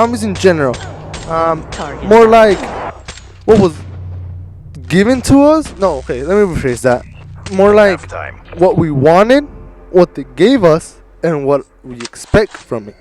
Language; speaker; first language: English; native; English